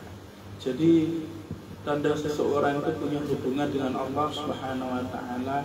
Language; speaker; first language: Indonesian; native; Indonesian